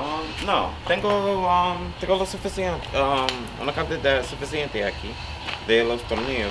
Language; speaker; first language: Spanish; non-native, learner; English